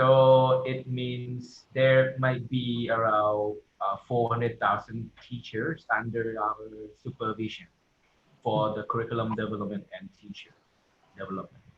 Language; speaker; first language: English; non-native, fluent; Thai